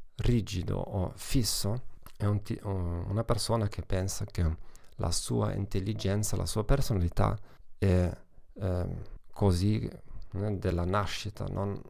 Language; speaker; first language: Italian; non-native, learner; German